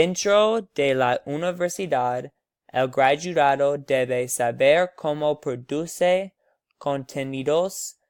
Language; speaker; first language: Spanish; non-native, learner; English